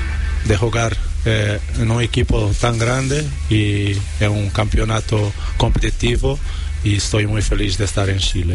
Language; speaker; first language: Spanish; non-native, fluent; Portuguese